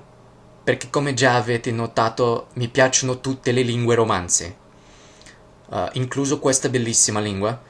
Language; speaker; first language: Italian; non-native, fluent; Russian